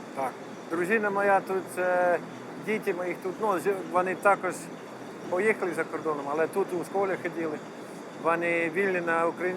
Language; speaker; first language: Ukrainian; non-native, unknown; Dutch